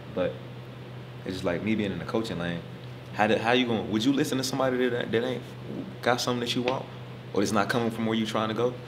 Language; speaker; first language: English; native; English